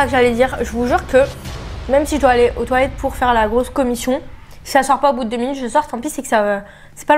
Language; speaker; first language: French; native; French